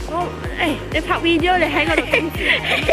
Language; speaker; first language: Chinese; early bilingual, heritage; Cantonese